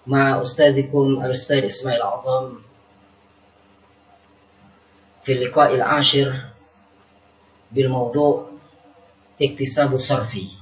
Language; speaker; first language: Arabic; non-native, fluent; Indonesian